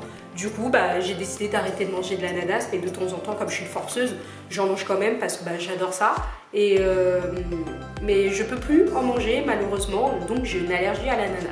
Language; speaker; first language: French; native; French